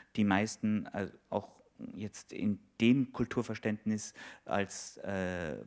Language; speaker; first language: German; native; German